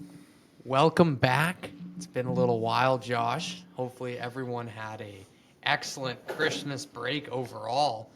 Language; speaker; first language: English; native; English